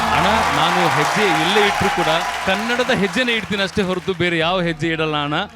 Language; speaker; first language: Kannada; non-native, local second language; Telugu